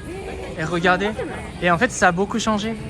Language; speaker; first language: French; non-native, fluent; Japanese